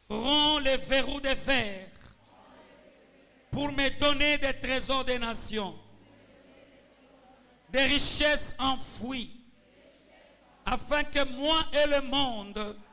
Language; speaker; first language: French; non-native, local second language; Swahili